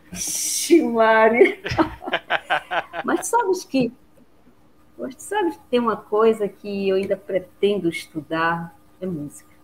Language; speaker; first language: Portuguese; native; Portuguese